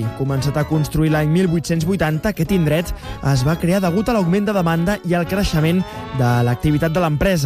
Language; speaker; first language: Catalan; native; Catalan